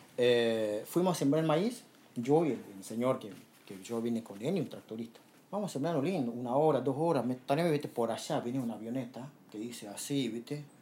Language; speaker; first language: Spanish; non-native, fluent; Lao